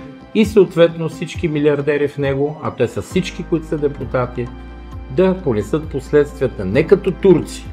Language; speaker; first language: Bulgarian; native; Bulgarian